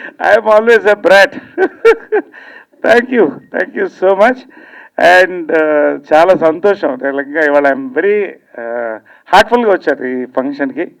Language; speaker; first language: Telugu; native; Telugu